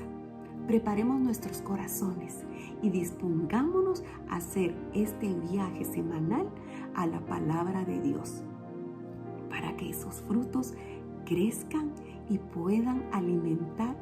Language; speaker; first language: Spanish; native; Spanish